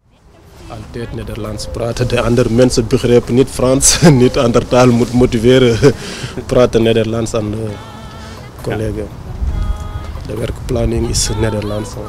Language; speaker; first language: Dutch; non-native, learner; Wolof